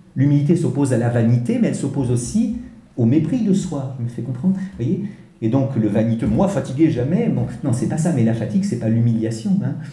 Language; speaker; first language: French; native; French